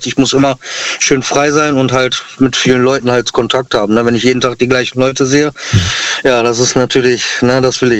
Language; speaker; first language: German; native; German